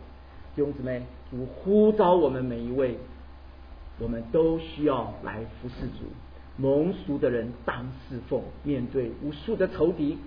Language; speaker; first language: Chinese; native; Chinese